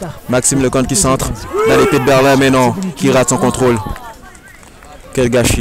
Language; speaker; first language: French; native; French